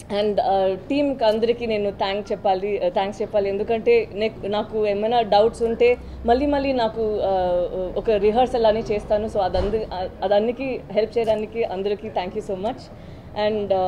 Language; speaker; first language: Telugu; non-native, learner; Tamil